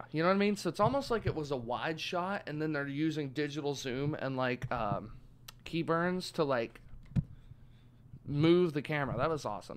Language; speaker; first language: English; native; English